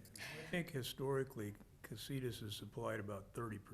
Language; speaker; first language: English; native; English